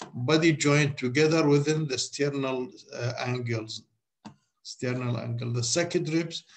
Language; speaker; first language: English; non-native, fluent; Arabic